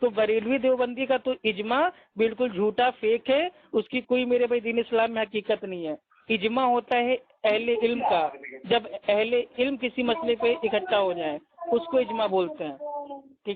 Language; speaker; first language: Hindi; native; Hindi